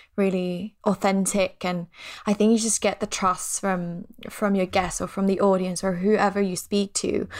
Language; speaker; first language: English; non-native, fluent; Thai